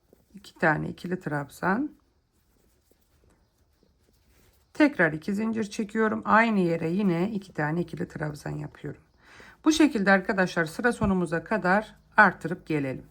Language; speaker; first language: Turkish; native; Turkish